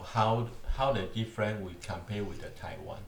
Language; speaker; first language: English; non-native, learner; Chinese